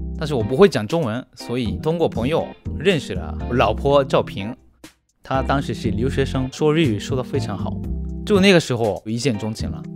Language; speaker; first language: Chinese; non-native, fluent; Japanese